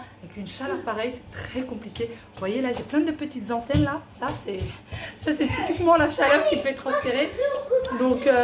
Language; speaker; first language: French; native; French